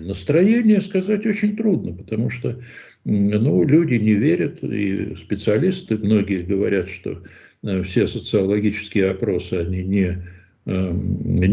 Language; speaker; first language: Russian; native; Russian